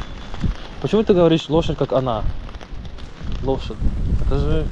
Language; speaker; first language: Russian; non-native, learner; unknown